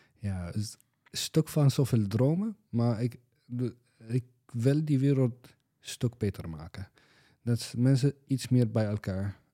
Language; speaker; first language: Dutch; non-native, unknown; Arabic